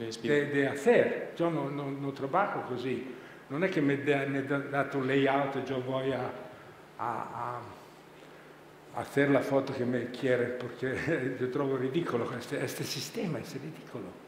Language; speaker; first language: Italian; non-native, fluent; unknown